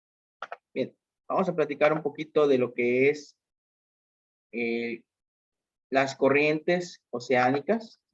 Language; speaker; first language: Spanish; native; Spanish